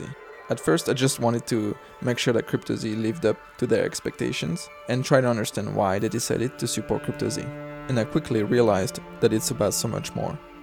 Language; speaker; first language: English; non-native, fluent; French